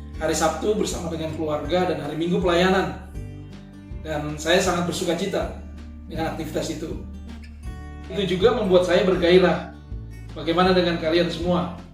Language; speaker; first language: Indonesian; native; Indonesian